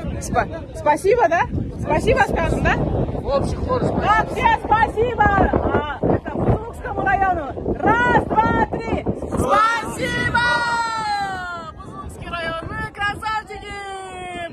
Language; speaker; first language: Russian; non-native, local second language; Kyrgyz